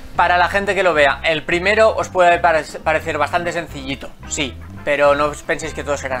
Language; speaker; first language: Spanish; native; Spanish